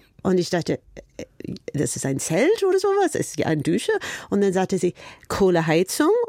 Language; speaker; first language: German; non-native, fluent; English